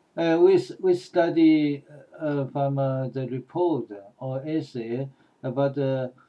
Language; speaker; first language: English; non-native, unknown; Chinese